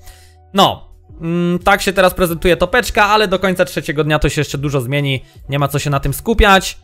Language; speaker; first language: Polish; native; Polish